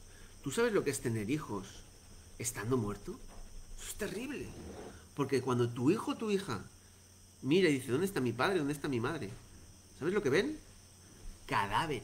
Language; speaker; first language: Spanish; native; Spanish